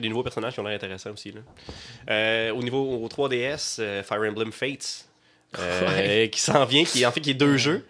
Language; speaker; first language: French; native; French